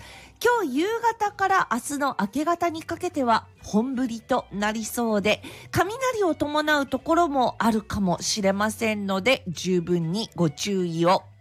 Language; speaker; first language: Japanese; native; Japanese